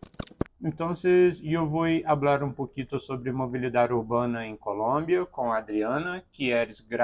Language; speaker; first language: Spanish; non-native, learner; Portuguese